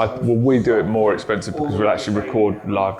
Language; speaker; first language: English; native; English